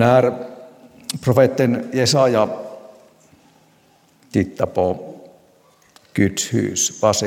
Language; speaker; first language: Swedish; non-native, local second language; Finnish